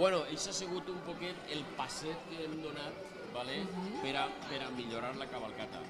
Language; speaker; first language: Catalan; native; Catalan